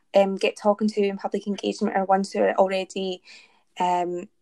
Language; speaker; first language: English; native; English